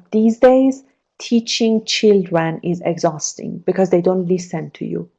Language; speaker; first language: English; non-native, fluent; Persian